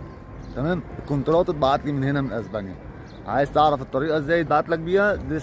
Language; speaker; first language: Arabic; native; Arabic